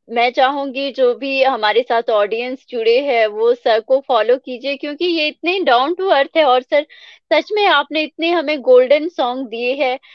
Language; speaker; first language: Hindi; native; Hindi